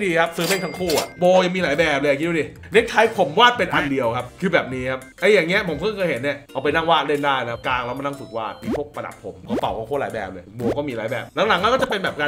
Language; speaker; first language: Thai; native; Thai